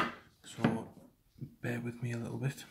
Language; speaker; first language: English; native; English